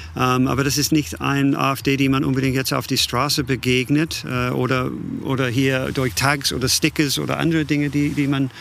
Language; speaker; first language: German; non-native, fluent; English